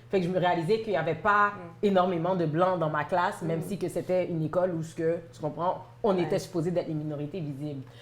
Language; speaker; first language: French; native; French